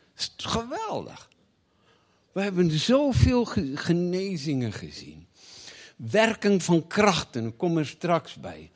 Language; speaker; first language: Dutch; non-native, fluent; Afrikaans